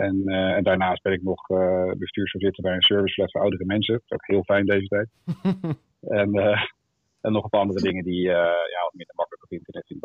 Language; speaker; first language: Dutch; native; Dutch